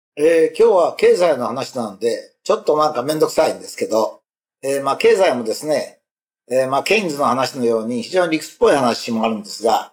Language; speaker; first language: Japanese; native; Japanese